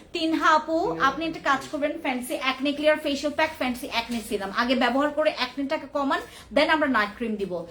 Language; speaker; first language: Bangla; native; Bangla